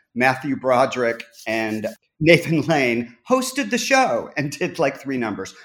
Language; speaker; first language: English; native; English